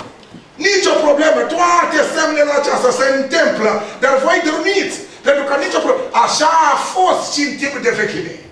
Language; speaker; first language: Romanian; non-native, learner; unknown